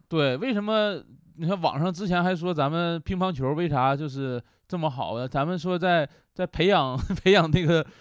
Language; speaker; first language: Chinese; native; Chinese